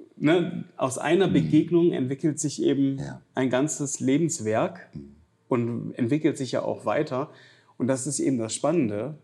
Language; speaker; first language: German; native; German